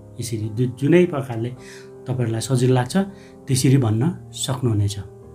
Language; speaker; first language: Nepali; non-native, local second language; Eastern Tamang